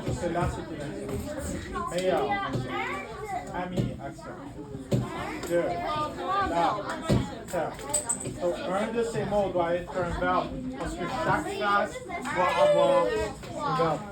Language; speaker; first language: French; non-native, local second language; English